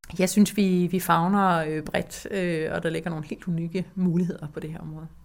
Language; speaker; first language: Danish; native; Danish